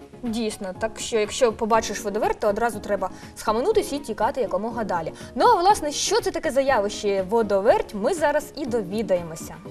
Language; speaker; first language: Ukrainian; native; Ukrainian